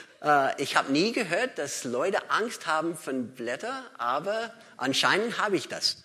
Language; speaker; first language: German; non-native, fluent; English